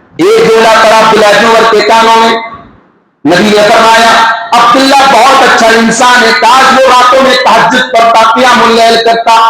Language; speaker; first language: Urdu; native; Urdu